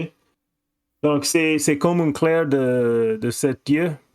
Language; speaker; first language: French; non-native, fluent; English